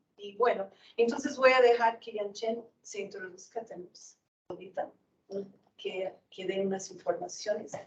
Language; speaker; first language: Spanish; non-native, fluent; Portuguese